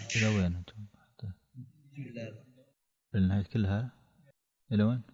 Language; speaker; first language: Arabic; native; Arabic